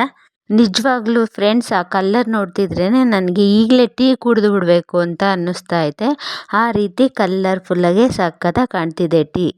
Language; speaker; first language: Kannada; native; Kannada